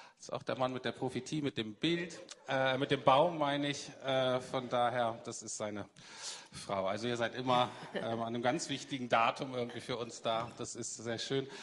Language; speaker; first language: German; native; German